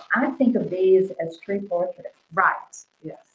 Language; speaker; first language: English; native; English